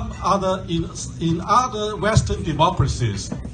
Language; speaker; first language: English; non-native, local second language; Cantonese